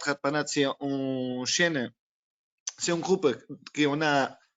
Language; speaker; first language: French; non-native, learner; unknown